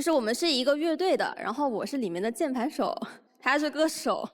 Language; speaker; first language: Chinese; native; Chinese